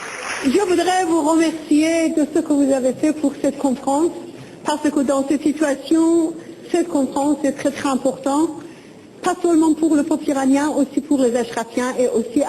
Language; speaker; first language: French; non-native, fluent; Persian